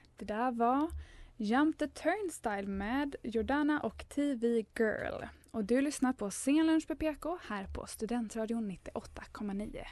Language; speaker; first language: Swedish; native; Swedish